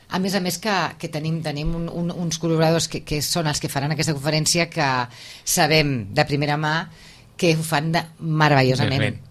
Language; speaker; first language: Catalan; native; Catalan